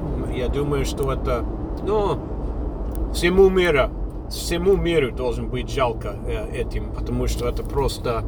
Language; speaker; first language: Russian; non-native, fluent; English